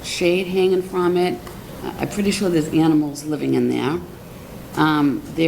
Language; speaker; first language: English; native; English